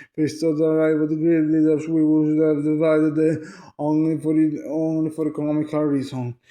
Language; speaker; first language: English; non-native, learner; Italian